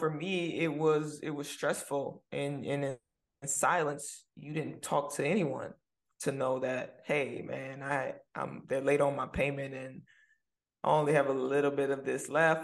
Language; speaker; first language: English; native; English